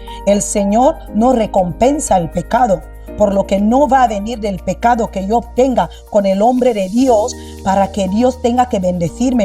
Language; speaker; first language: Spanish; non-native, local second language; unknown